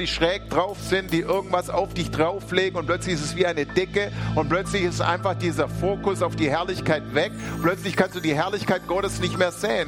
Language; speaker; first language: German; native; German